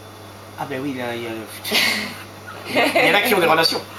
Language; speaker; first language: French; native; French